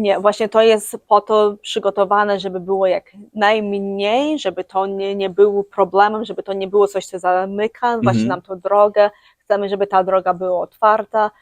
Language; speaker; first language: Polish; early bilingual, heritage; English